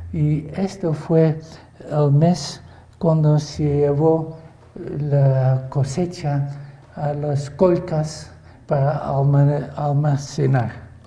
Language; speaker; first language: Spanish; non-native, fluent; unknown